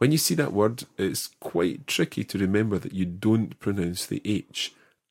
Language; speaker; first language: English; native; English